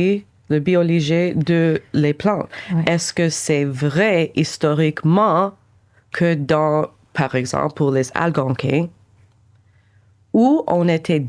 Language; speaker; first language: French; non-native, local second language; English